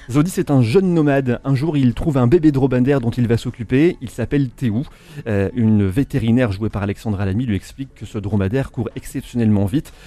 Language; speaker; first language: French; native; French